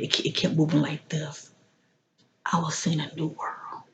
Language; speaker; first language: English; native; English